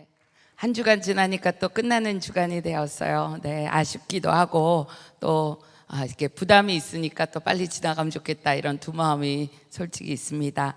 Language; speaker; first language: Korean; native; Korean